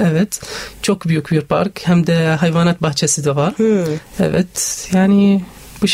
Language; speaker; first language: Turkish; non-native, learner; Arabic